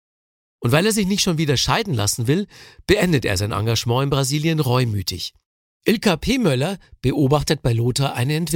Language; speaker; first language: German; native; German